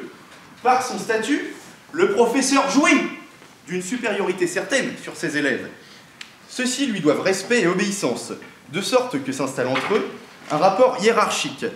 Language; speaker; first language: French; native; French